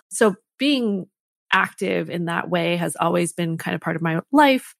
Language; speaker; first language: English; native; English